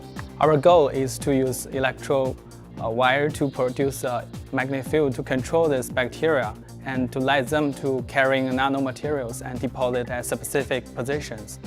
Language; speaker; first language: English; non-native, learner; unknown